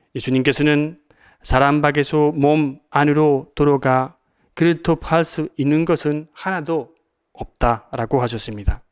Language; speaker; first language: Korean; non-native, fluent; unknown